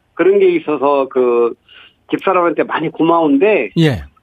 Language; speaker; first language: Korean; native; Korean